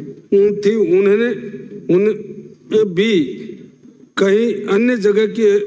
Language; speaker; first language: Hindi; native; Hindi